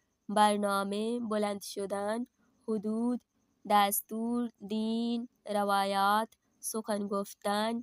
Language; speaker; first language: Persian; non-native, fluent; Urdu